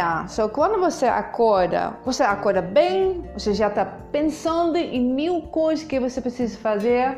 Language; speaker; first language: Portuguese; non-native, fluent; Dutch